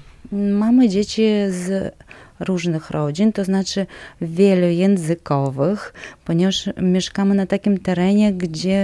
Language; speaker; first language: Polish; non-native, local second language; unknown